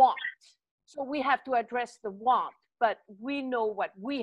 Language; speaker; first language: English; non-native, fluent; French